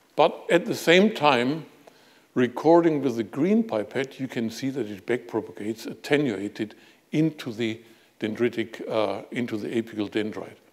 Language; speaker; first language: English; non-native, fluent; German